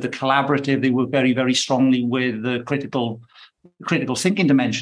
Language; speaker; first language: English; native; English